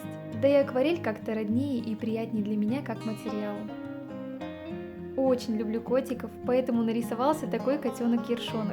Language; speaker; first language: Russian; native; Russian